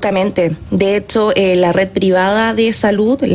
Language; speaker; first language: Spanish; native; Spanish